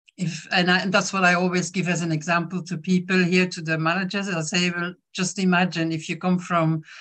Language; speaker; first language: English; non-native, fluent; French